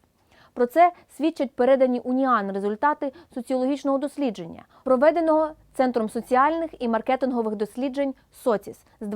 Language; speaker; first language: Ukrainian; native; Ukrainian